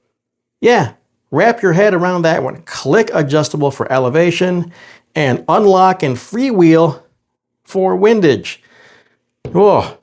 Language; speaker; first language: English; native; English